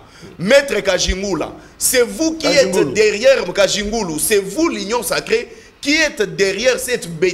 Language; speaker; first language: French; non-native, local second language; Lingala